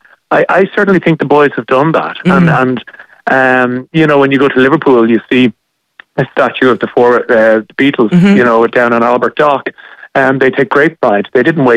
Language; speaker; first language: English; native; English